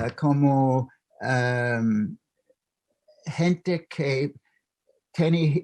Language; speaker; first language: Spanish; non-native, fluent; English